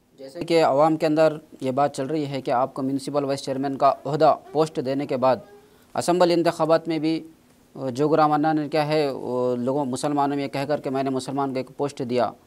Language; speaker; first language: Urdu; native; Urdu